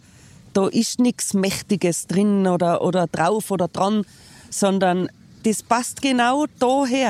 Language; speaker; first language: German; native; German